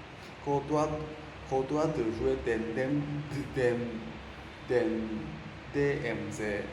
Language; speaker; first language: Vietnamese; non-native, learner; Japanese